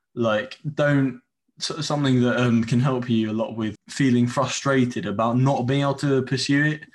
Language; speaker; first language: English; non-native, fluent; Spanish